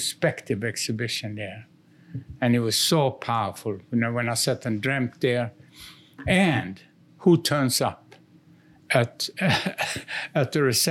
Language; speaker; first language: English; non-native, fluent; Swedish